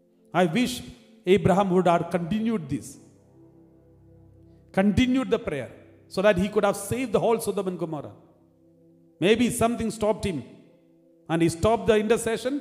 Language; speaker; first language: English; non-native, local second language; Malayalam